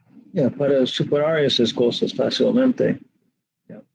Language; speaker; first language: Spanish; non-native, fluent; English